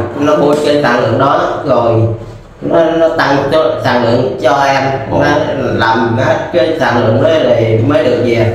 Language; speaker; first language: Vietnamese; non-native, local second language; Khmer